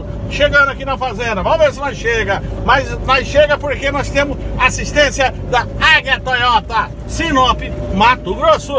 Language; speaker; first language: Portuguese; native; Portuguese